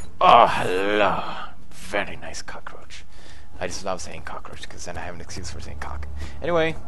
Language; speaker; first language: English; non-native, fluent; Swedish